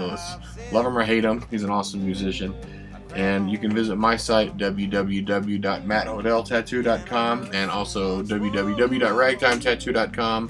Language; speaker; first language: English; native; English